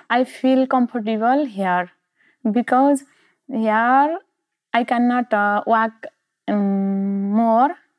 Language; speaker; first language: English; non-native, learner; Nepali